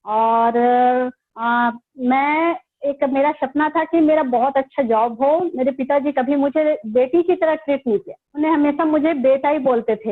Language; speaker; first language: Hindi; native; Hindi